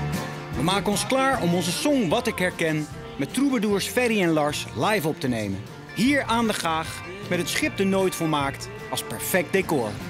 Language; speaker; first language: Dutch; native; Dutch